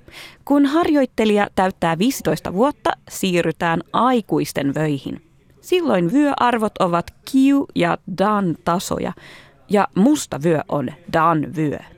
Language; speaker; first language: Finnish; native; Finnish